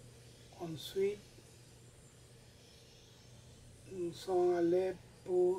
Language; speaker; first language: French; non-native, learner; Spanish